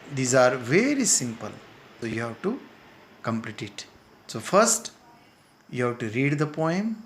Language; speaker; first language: English; non-native, local second language; Marathi